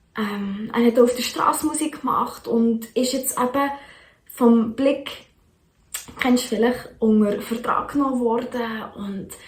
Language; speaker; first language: German; native; German